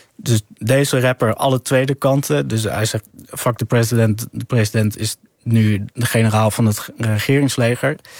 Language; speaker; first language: Dutch; early bilingual, other home language; Arabic